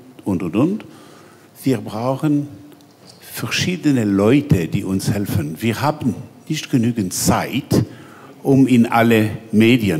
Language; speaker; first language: German; non-native, learner; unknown